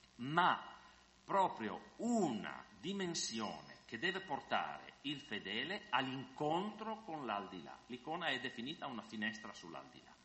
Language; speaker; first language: Italian; non-native, fluent; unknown